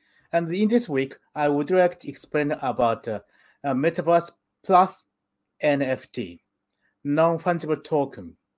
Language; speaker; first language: English; non-native, learner; Japanese